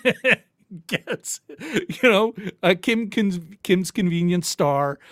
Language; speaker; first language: English; native; English